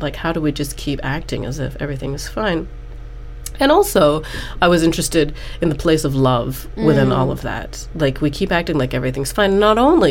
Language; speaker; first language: English; native; English